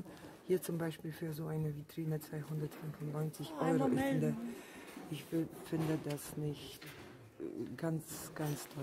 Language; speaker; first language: German; non-native, fluent; Russian